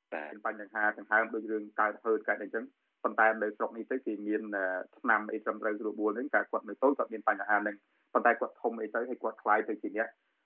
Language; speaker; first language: Khmer; native; Khmer